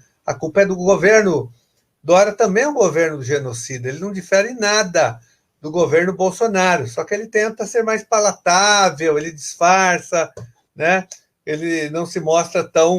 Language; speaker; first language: Portuguese; native; Portuguese